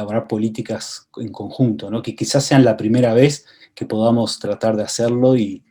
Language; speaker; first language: Spanish; native; Spanish